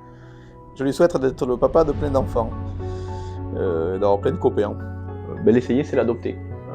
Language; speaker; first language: French; native; French